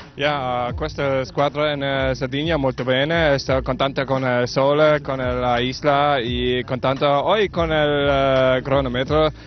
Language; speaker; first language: Italian; non-native, learner; German